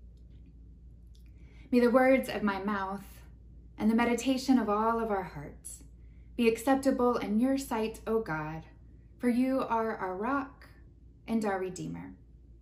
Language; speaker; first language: English; native; English